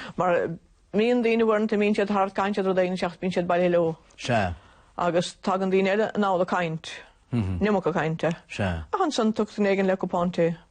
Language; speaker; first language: Irish; native; Irish